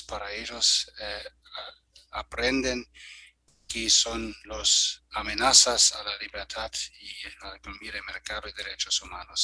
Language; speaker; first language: Spanish; non-native, fluent; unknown